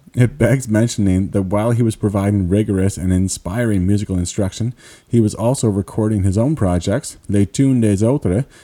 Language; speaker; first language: English; early bilingual, other home language; French